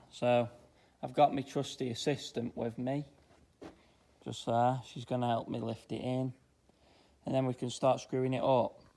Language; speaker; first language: English; native; English